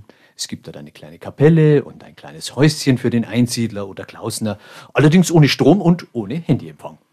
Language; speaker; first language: German; native; German